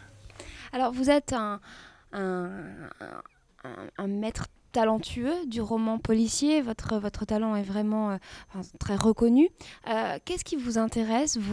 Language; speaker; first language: French; native; French